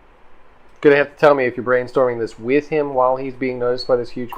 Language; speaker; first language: English; native; English